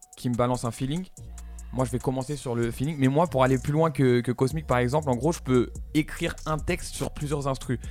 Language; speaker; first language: French; native; French